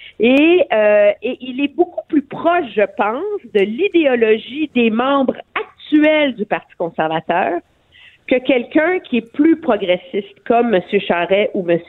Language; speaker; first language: French; native; French